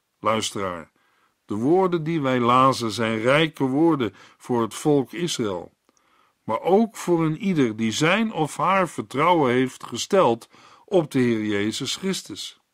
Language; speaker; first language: Dutch; native; Dutch